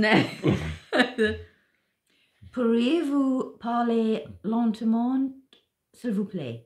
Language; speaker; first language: French; non-native, learner; English